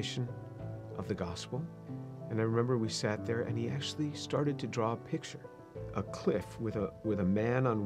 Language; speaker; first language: English; native; English